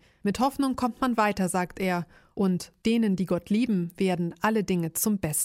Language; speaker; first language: German; native; German